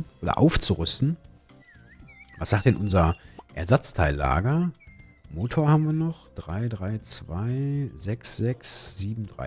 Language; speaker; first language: German; native; German